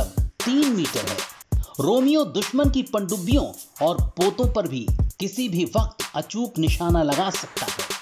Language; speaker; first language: Hindi; native; Hindi